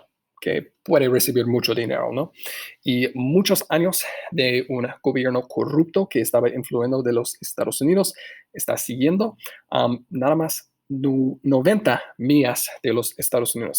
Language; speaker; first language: Spanish; non-native, fluent; English